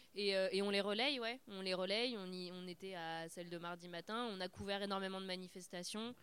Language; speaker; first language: French; native; French